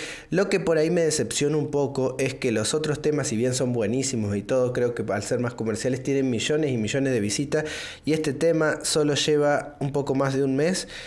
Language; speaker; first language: Spanish; native; Spanish